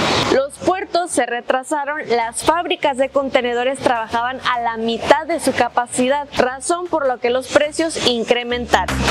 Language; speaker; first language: Spanish; native; Spanish